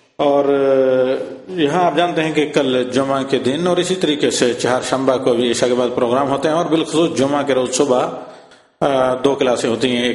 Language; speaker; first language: Urdu; native; Urdu